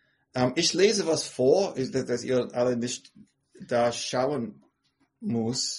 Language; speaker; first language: German; non-native, fluent; English